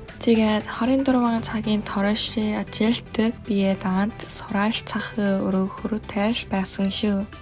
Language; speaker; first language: Mongolian; non-native, learner; Korean